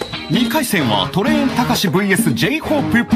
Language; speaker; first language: Japanese; native; Japanese